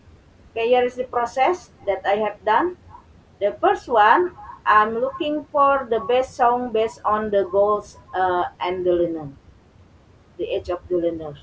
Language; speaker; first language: English; non-native, learner; Indonesian